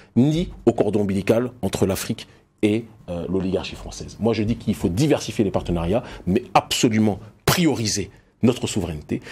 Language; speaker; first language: French; native; French